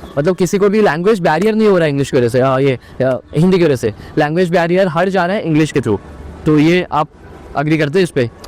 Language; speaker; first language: Hindi; native; Hindi